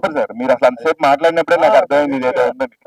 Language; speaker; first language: Telugu; native; Telugu